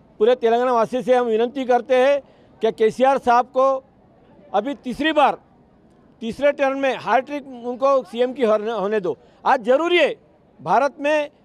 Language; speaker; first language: Hindi; non-native, local second language; Marathi